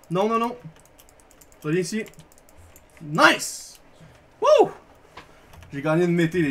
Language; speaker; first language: French; native; French